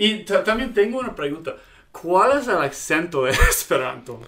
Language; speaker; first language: Spanish; non-native, learner; English